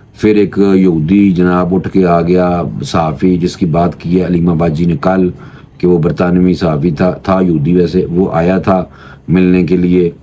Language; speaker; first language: Urdu; non-native, local second language; Punjabi